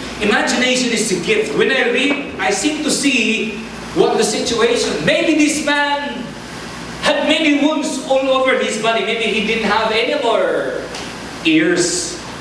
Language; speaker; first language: English; non-native, local second language; Chavacano